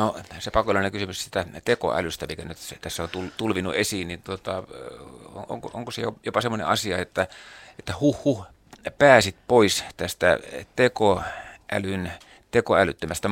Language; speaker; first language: Finnish; native; Finnish